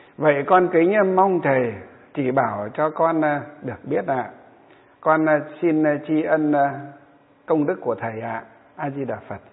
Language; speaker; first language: Vietnamese; native; Vietnamese